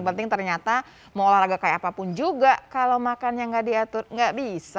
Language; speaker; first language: Indonesian; native; Indonesian